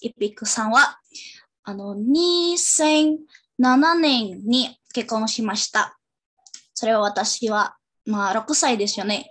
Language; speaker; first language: Japanese; non-native, learner; Indonesian